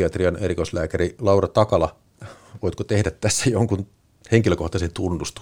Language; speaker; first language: Finnish; native; Finnish